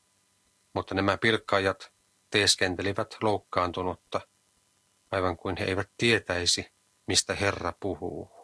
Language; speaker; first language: Finnish; native; Finnish